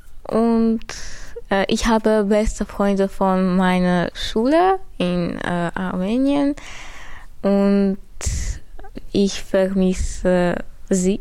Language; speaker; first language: German; early bilingual, other home language; Armenian